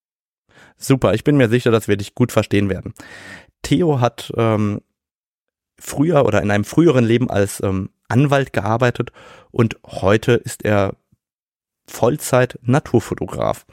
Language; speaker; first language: German; native; German